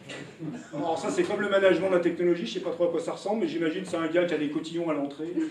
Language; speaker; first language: French; native; French